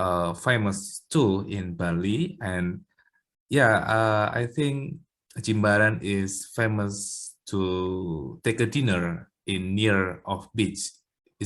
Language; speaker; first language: English; non-native, learner; Indonesian